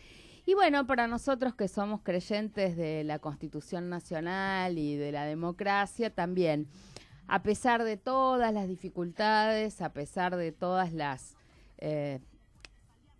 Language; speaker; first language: Spanish; native; Spanish